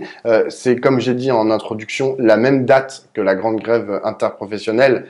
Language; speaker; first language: French; native; French